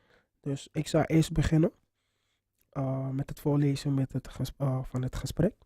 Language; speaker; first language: Dutch; non-native, fluent; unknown